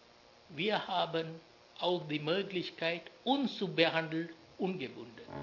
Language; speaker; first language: German; non-native, learner; Sinhala